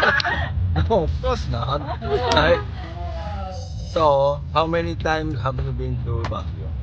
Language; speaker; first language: English; non-native, learner; Japanese